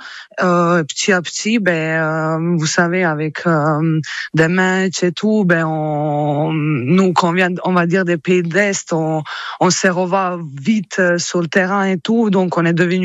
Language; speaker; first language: French; non-native, fluent; Croatian